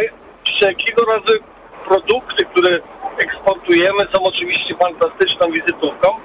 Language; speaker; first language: Polish; early bilingual, heritage; Polish